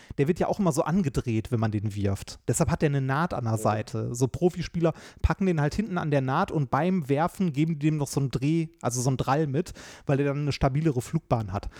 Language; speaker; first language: German; native; German